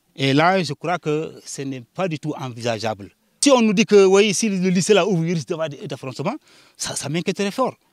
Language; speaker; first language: French; non-native, local second language; Jola-Fonyi